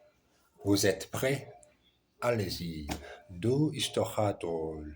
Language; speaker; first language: French; non-native, learner; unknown